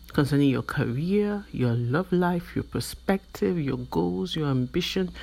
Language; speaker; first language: English; non-native, local second language; Yoruba